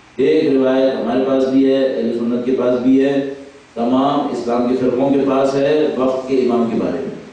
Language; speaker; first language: Urdu; native; Urdu